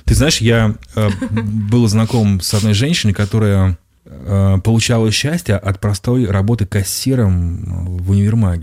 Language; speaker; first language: Russian; native; Russian